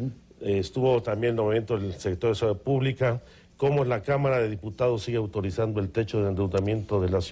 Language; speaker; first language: Spanish; native; Spanish